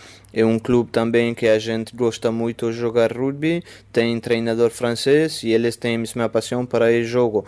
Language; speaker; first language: Portuguese; non-native, fluent; French